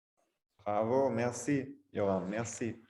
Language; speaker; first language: French; non-native, learner; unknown